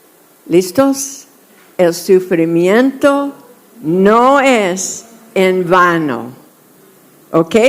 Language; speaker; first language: Spanish; non-native, fluent; English